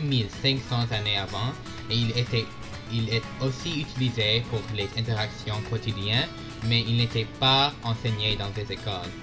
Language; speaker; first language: French; non-native, learner; English